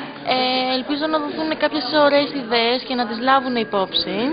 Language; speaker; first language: Greek; early bilingual, other home language; Bulgarian